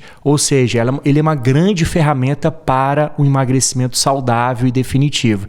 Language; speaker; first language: Portuguese; native; Portuguese